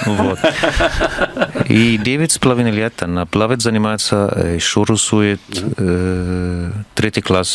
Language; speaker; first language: Russian; non-native, learner; Arabic